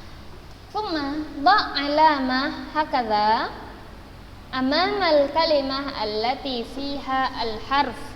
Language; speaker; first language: Arabic; non-native, fluent; Indonesian